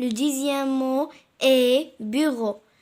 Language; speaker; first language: French; non-native, learner; Arabic